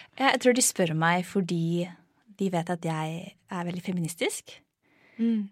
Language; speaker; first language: Norwegian; non-native, fluent; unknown